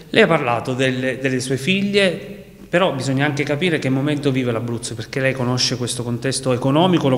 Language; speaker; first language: Italian; native; Italian